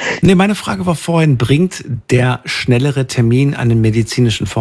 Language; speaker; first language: German; native; German